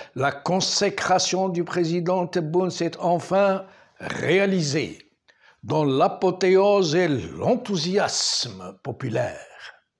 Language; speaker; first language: French; non-native, local second language; Arabic